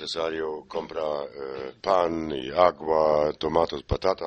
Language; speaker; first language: Spanish; non-native, learner; German